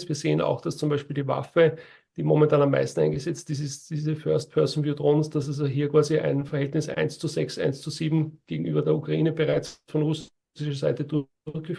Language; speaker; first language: German; native; German